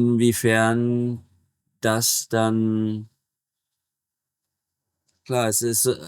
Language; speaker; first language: German; native; German